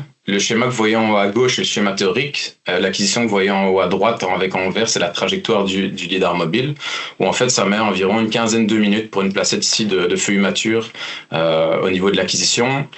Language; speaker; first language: French; native; French